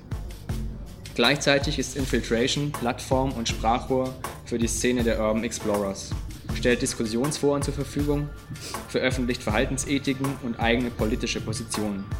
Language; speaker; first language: German; native; German